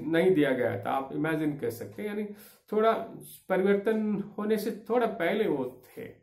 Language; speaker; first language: Hindi; non-native, local second language; Kannada